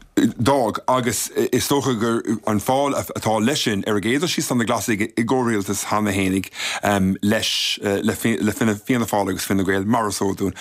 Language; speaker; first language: Irish; native; Irish